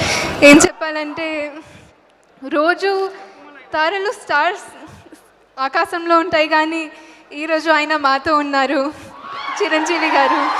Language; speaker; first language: Telugu; non-native, learner; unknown